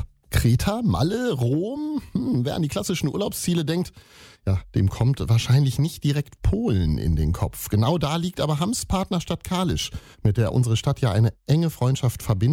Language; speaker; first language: German; native; German